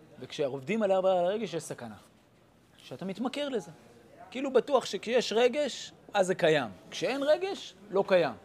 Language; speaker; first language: Hebrew; native; Hebrew